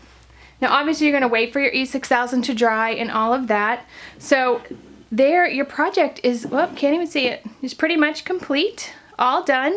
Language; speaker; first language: English; native; English